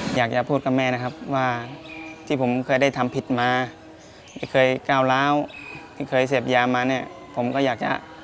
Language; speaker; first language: Thai; native; Thai